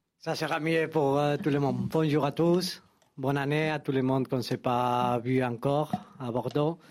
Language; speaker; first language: French; non-native, fluent; Spanish